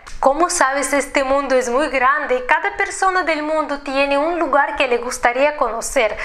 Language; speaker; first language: Spanish; non-native, fluent; Russian